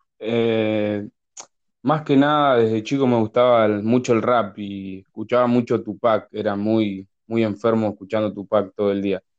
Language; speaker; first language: Spanish; native; Spanish